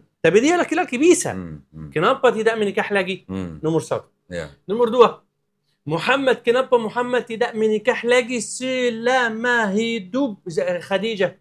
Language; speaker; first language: Indonesian; non-native, learner; Arabic